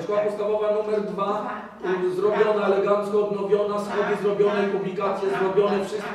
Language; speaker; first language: Polish; native; Polish